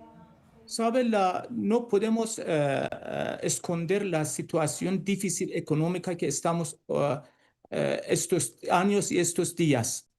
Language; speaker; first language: Spanish; non-native, learner; Persian